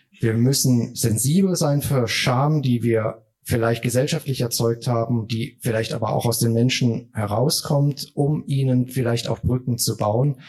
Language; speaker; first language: German; native; German